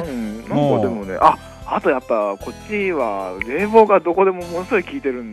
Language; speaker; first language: Japanese; native; Japanese